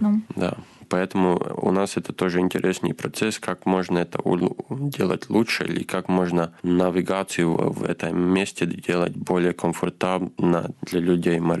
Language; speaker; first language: Russian; non-native, fluent; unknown